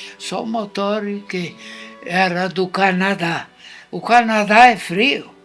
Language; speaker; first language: Portuguese; non-native, fluent; Italian